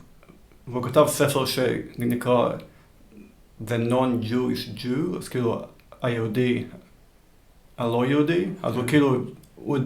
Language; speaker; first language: Hebrew; early bilingual, heritage; Hebrew